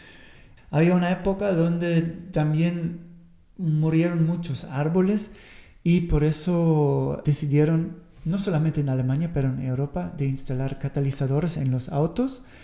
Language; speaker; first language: Spanish; non-native, fluent; German